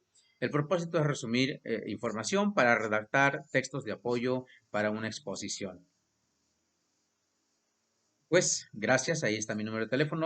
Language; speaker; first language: Spanish; native; Spanish